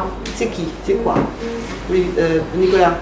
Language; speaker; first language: French; native; French